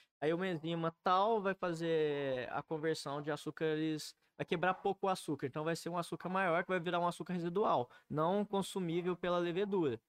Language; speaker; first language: Portuguese; native; Portuguese